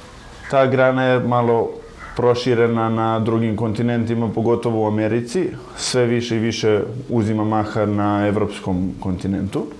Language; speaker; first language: Serbian; native; Serbian